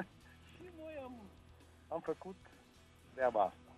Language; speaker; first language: Romanian; non-native, local second language; Russian